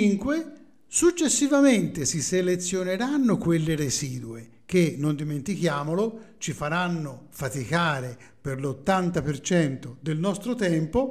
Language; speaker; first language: Italian; native; Italian